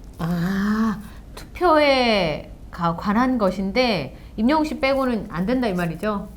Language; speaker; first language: Korean; native; Korean